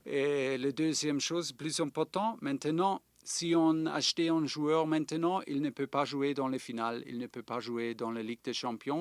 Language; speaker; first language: French; non-native, fluent; German